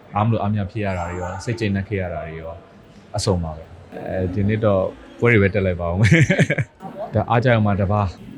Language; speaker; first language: Burmese; native; Burmese